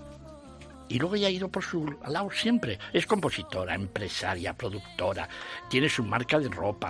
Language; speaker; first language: Spanish; native; Spanish